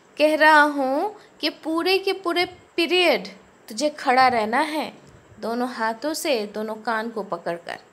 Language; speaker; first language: Hindi; non-native, local second language; Bangla